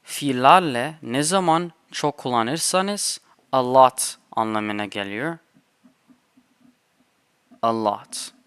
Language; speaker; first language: Turkish; non-native, fluent; English